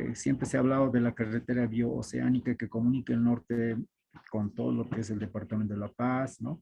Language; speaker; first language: Spanish; native; Spanish